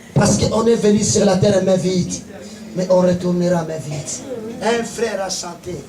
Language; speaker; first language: French; non-native, local second language; Lingala